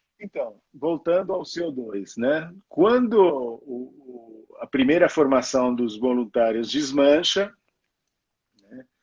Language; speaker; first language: Portuguese; non-native, fluent; Italian